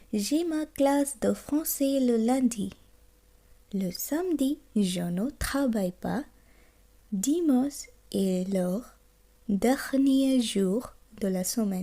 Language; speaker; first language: French; non-native, fluent; Bangla